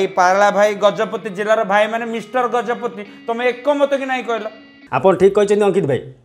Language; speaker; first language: Hindi; non-native, local second language; Odia